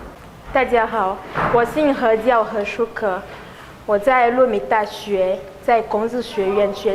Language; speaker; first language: Chinese; non-native, learner; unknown